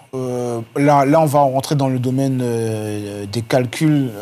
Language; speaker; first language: French; native; French